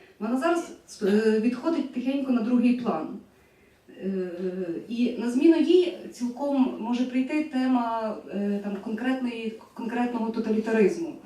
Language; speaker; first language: Ukrainian; native; Ukrainian